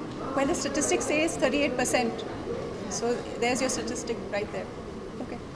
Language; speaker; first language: English; non-native, local second language; Hindi